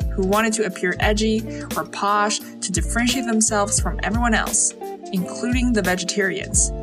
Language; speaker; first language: English; early bilingual, other home language; Chinese